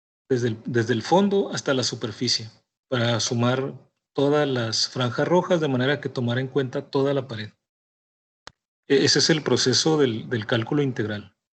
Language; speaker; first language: Spanish; native; Spanish